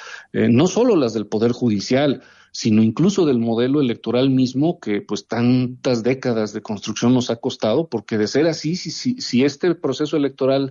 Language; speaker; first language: Spanish; native; Spanish